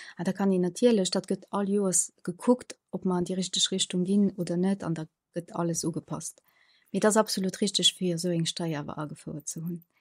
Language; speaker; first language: Luxembourgish; early bilingual, other home language; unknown